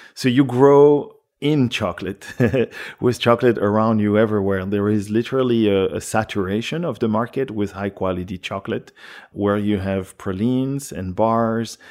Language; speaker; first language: English; non-native, fluent; French